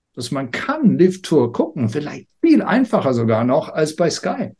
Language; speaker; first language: German; non-native, fluent; English